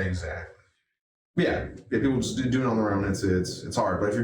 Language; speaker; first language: English; native; English